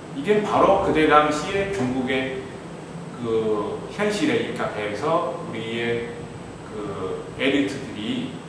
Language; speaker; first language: Korean; non-native, fluent; Chinese